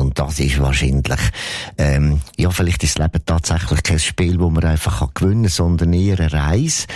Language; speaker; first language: German; native; German